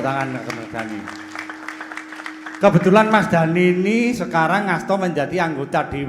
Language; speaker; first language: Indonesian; non-native, local second language; Javanese